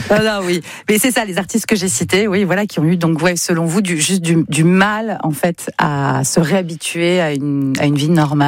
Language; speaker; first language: French; native; French